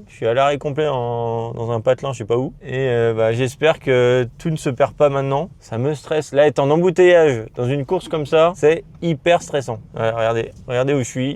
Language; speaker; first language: French; native; French